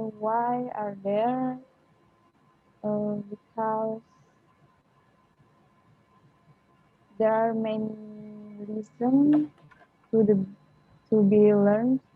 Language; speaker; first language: English; non-native, learner; Indonesian